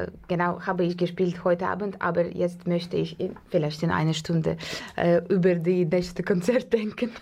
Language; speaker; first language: German; non-native, fluent; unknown